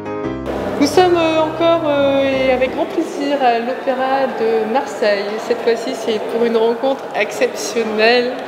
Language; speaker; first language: French; native; French